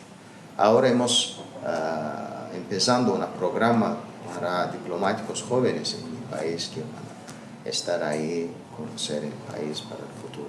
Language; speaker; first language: Spanish; non-native, learner; Azerbaijani